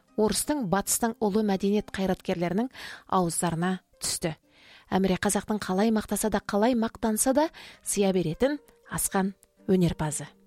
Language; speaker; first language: Kazakh; native; Kazakh